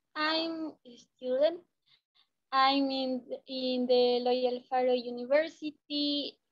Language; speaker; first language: English; non-native, learner; Spanish